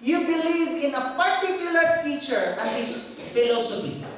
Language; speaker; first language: English; non-native, local second language; Filipino